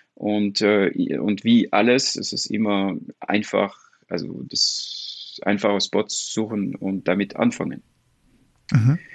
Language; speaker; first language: German; non-native, fluent; French